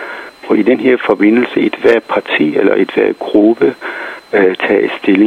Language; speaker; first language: Danish; non-native, fluent; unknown